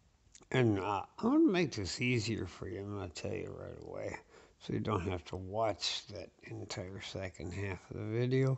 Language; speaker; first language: English; native; English